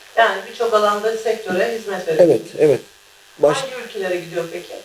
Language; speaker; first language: Turkish; native; Turkish